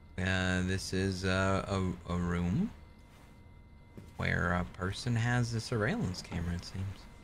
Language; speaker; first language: English; native; English